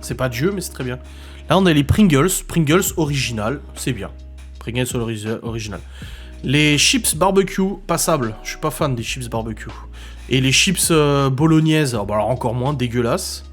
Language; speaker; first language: French; native; French